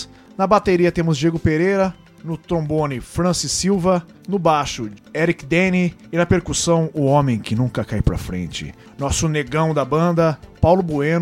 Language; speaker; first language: Portuguese; native; Portuguese